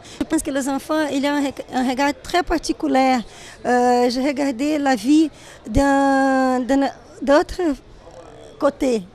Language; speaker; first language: French; non-native, learner; Portuguese